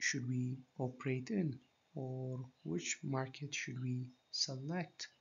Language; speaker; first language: English; non-native, local second language; Amharic